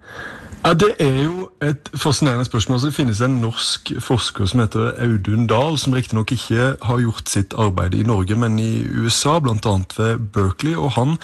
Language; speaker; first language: Norwegian; native; Norwegian